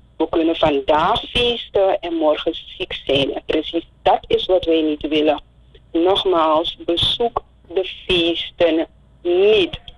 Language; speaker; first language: Dutch; native; Dutch